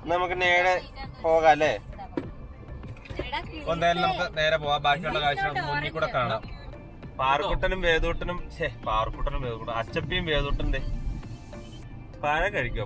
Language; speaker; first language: Malayalam; native; Malayalam